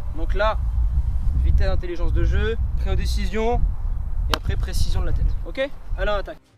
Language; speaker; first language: French; native; French